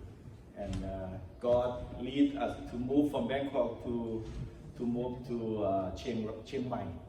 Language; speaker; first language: English; non-native, learner; Thai